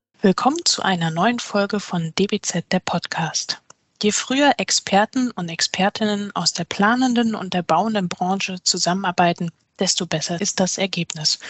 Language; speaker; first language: German; native; German